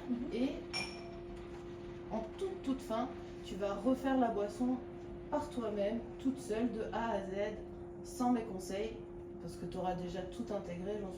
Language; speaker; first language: French; native; French